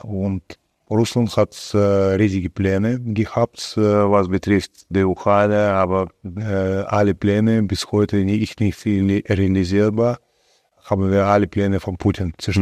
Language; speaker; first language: German; non-native, fluent; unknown